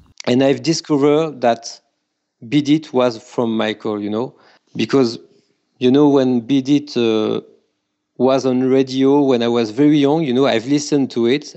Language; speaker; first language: English; non-native, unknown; French